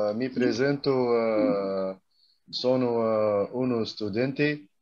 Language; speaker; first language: Italian; non-native, fluent; Arabic